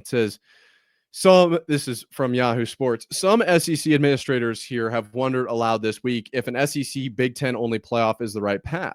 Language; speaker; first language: English; native; English